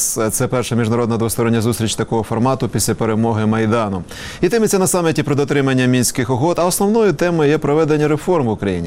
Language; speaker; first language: Ukrainian; native; Ukrainian